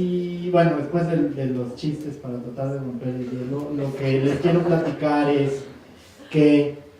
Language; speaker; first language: Spanish; native; Spanish